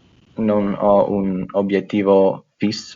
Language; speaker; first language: Italian; non-native, fluent; English